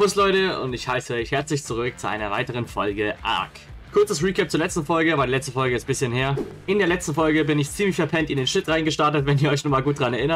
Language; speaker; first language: German; native; German